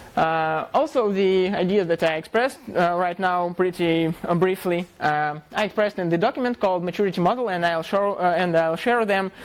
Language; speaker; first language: English; non-native, fluent; Russian